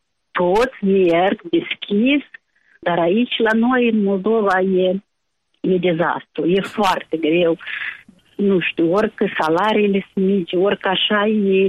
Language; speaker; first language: Romanian; native; Romanian